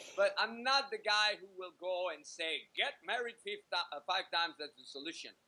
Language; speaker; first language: English; native; English